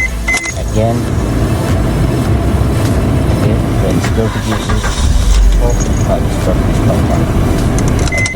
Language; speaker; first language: English; non-native, learner; Indonesian